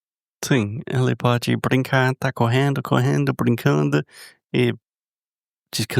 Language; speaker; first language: Portuguese; non-native, fluent; English